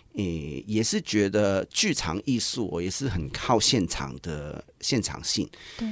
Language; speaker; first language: Chinese; non-native, local second language; Cantonese